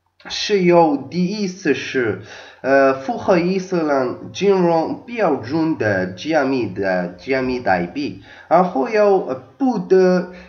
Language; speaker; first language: Chinese; non-native, learner; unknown